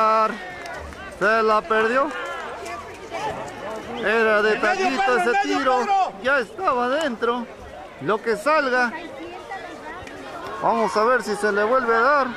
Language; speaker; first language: Spanish; native; Spanish